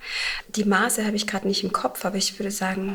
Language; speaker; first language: German; native; German